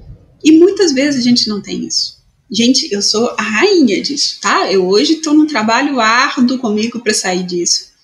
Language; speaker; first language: Portuguese; native; Portuguese